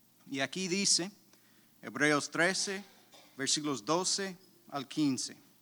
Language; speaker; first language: Spanish; native; Spanish